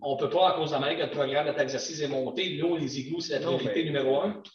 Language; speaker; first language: French; native; French